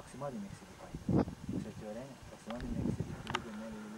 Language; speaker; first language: Greek; non-native, learner; Romanian